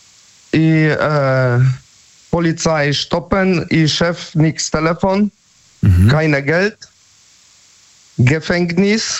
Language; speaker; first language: German; non-native, learner; Polish